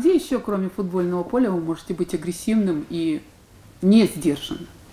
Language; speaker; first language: Russian; native; Russian